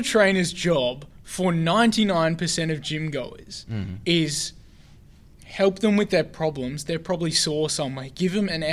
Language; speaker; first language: English; native; English